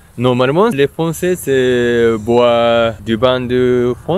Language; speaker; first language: French; non-native, learner; Japanese